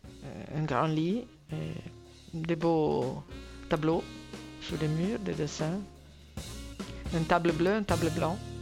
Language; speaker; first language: French; non-native, fluent; Italian